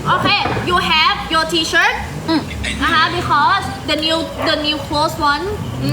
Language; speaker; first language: English; non-native, learner; Thai